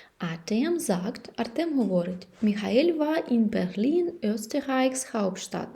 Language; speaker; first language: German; non-native, fluent; Ukrainian